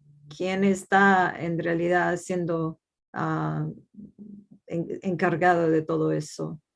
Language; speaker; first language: Spanish; non-native, fluent; Portuguese